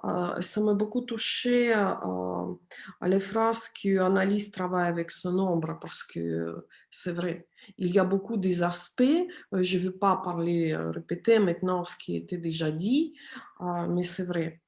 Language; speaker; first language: French; non-native, fluent; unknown